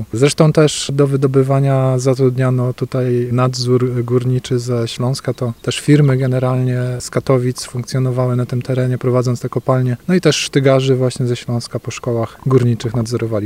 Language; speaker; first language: Polish; native; Polish